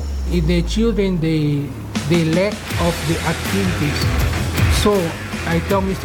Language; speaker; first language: English; non-native, learner; Portuguese